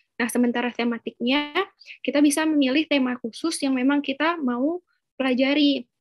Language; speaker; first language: Indonesian; native; Indonesian